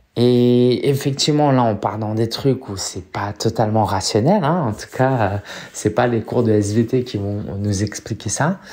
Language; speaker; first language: French; early bilingual, other home language; Chinese